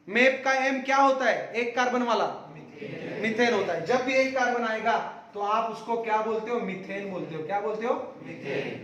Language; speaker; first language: Hindi; non-native, local second language; Marathi